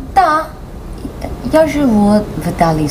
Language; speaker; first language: Russian; non-native, learner; English